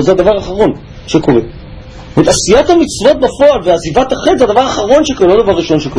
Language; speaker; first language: Hebrew; native; Hebrew